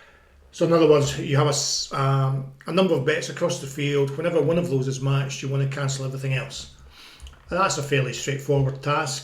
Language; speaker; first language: English; native; English